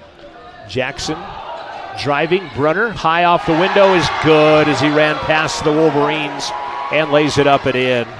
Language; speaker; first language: English; native; English